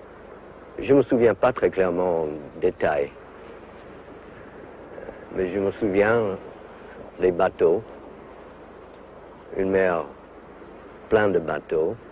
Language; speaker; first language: French; non-native, fluent; English